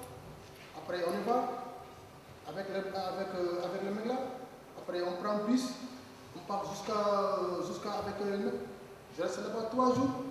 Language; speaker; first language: French; non-native, learner; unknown